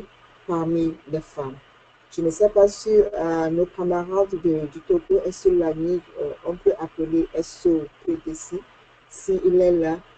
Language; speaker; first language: French; non-native, fluent; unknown